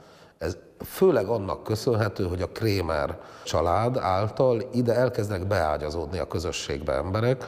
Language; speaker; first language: Hungarian; native; Hungarian